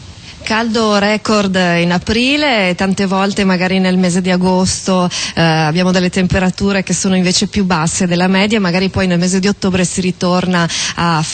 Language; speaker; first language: Italian; native; Italian